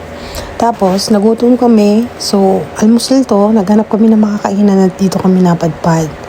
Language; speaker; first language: Filipino; native; Filipino